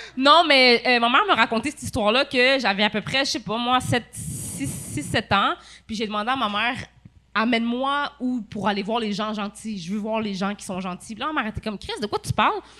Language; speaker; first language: French; native; French